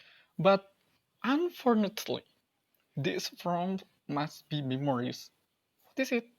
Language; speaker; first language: English; non-native, learner; Indonesian